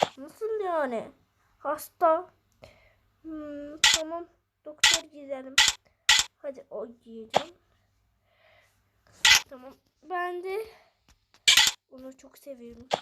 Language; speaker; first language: Turkish; early bilingual, heritage; Turkish